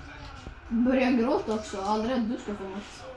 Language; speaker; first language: Swedish; early bilingual, other home language; Kurdish